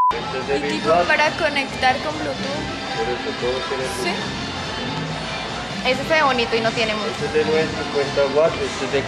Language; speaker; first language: Spanish; native; Spanish